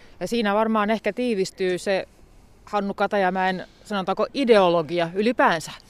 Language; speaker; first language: Finnish; native; Finnish